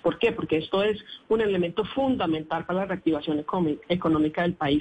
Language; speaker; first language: Spanish; native; Spanish